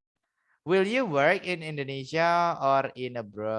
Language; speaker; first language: English; non-native, local second language; Indonesian